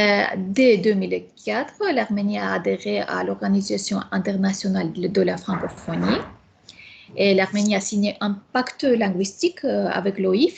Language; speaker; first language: French; non-native, fluent; Armenian